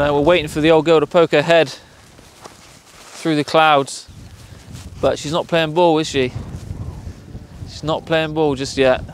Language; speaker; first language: English; native; English